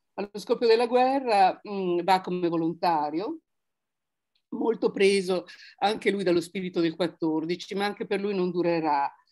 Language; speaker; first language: Italian; native; Italian